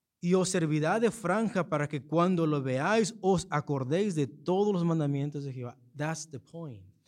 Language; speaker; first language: Spanish; early bilingual, heritage; Spanish